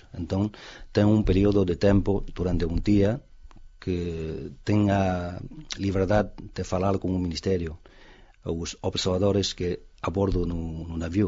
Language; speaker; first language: Portuguese; non-native, fluent; Chinese